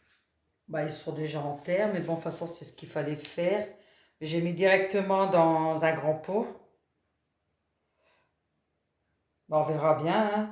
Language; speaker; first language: French; native; French